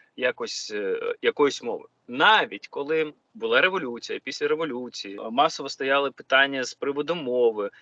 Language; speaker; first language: Ukrainian; non-native, local second language; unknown